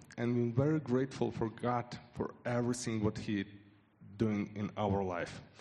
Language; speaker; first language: English; non-native, fluent; Ukrainian